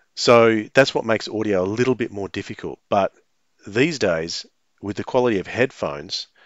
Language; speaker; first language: English; native; English